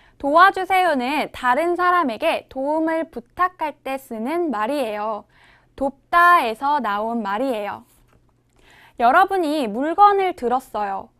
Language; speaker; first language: Korean; native; Korean